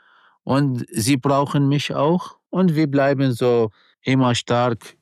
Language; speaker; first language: German; non-native, learner; Arabic